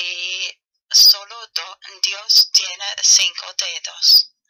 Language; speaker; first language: Spanish; non-native, learner; German